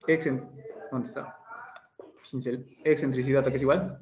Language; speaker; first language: Spanish; native; Spanish